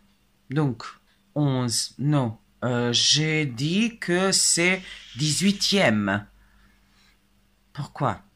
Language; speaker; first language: French; non-native, fluent; Serbian